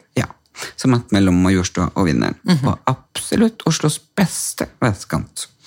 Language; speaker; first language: Norwegian; native; Norwegian